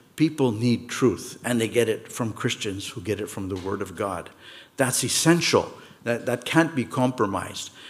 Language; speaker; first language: English; native; English